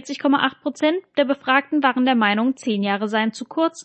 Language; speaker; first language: German; native; German